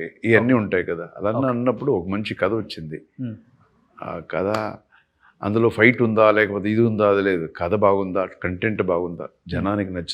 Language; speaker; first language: Telugu; native; Telugu